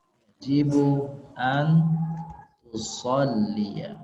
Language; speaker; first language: Arabic; non-native, fluent; Indonesian